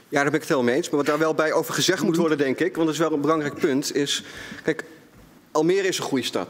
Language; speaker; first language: Dutch; native; Dutch